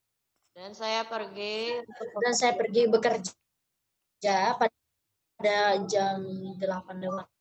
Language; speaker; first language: Indonesian; non-native, learner; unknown